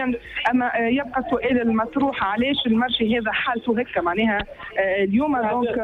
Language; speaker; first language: Arabic; native; Arabic